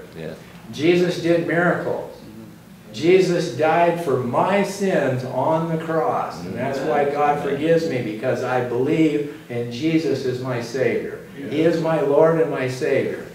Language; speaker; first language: English; native; English